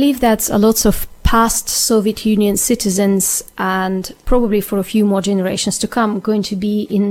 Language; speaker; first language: English; non-native, fluent; Ukrainian